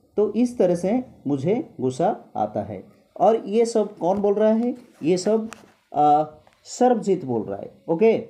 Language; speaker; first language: Hindi; non-native, local second language; Gujarati